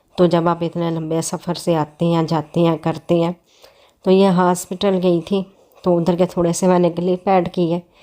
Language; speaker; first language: Urdu; non-native, local second language; Punjabi